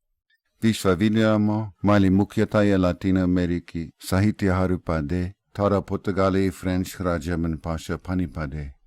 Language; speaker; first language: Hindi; non-native, fluent; English